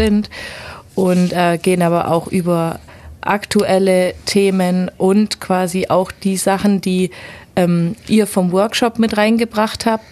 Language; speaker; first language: German; native; German